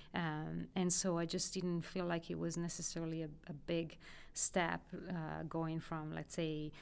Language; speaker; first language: English; non-native, fluent; Italian